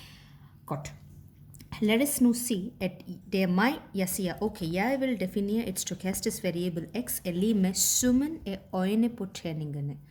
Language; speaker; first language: Danish; non-native, fluent; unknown